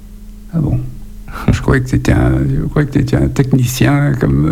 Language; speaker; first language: French; native; French